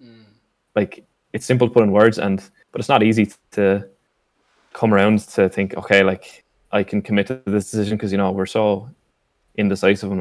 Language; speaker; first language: English; native; English